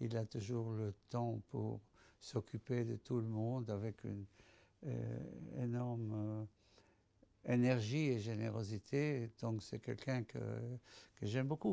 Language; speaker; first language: French; non-native, fluent; Spanish